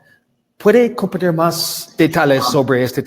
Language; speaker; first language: Spanish; non-native, learner; English